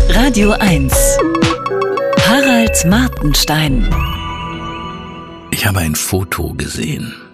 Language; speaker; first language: German; native; German